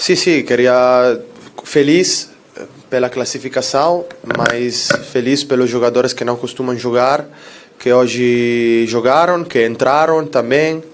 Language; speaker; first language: Portuguese; non-native, fluent; Italian